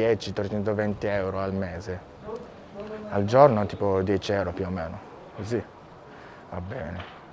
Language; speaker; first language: Italian; non-native, fluent; Japanese